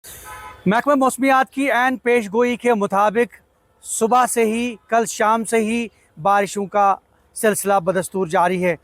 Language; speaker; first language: Hindi; non-native, local second language; Kashmiri